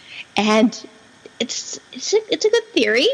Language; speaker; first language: English; native; English